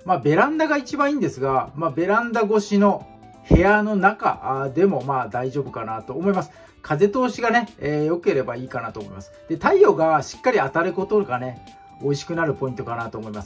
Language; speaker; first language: Japanese; native; Japanese